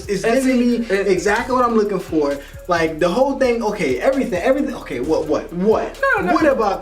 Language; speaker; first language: English; native; English